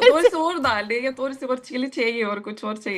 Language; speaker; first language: Hindi; non-native, learner; Lithuanian